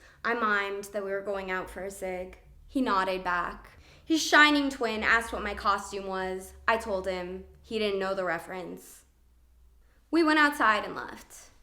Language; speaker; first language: English; native; English